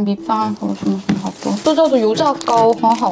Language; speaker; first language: Chinese; non-native, learner; Korean